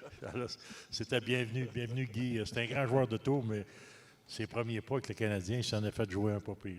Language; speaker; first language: French; native; French